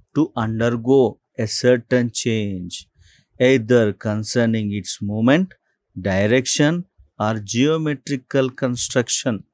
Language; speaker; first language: English; non-native, local second language; Telugu